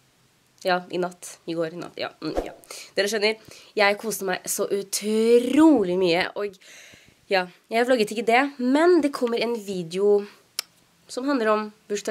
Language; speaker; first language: Norwegian; native; Norwegian